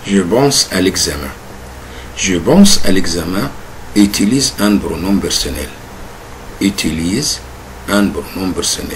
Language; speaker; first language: French; non-native, fluent; Arabic